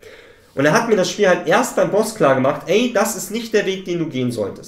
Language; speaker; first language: German; native; German